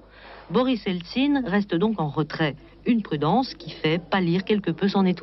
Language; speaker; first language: French; native; French